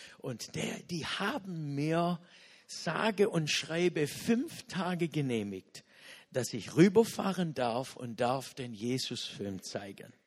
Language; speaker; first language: German; non-native, fluent; English